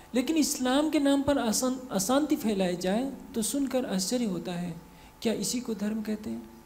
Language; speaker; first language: Hindi; native; Hindi